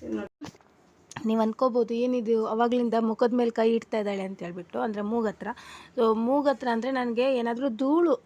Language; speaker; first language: Kannada; non-native, local second language; Konkani